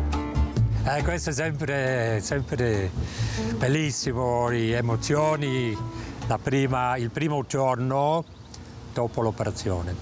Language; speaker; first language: Italian; non-native, local second language; German